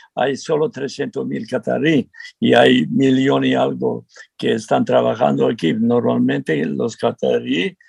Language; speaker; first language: Spanish; non-native, fluent; Serbian